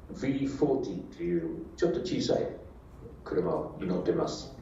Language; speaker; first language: Japanese; non-native, fluent; English